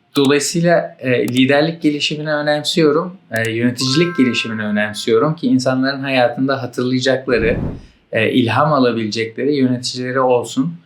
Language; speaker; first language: Turkish; native; Turkish